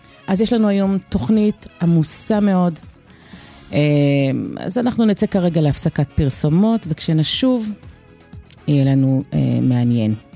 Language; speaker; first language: Hebrew; native; Hebrew